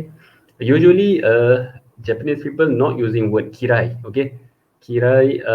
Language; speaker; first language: English; non-native, local second language; Malay